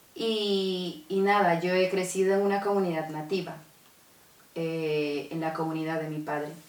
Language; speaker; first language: Spanish; non-native, local second language; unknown